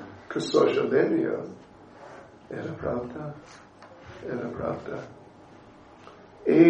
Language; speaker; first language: Russian; non-native, learner; English